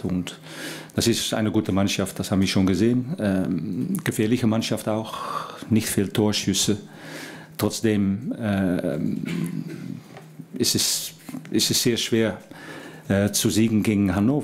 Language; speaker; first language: German; non-native, fluent; Dutch